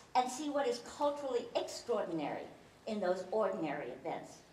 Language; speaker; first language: English; early bilingual, other home language; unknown